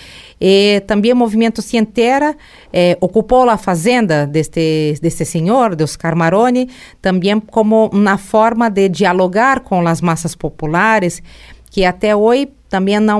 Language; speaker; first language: Spanish; non-native, learner; Portuguese